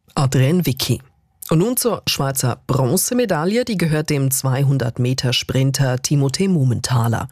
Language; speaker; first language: German; native; German